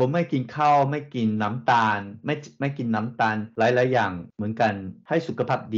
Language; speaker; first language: Thai; non-native, learner; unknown